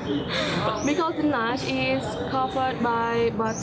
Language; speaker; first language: English; non-native, learner; Indonesian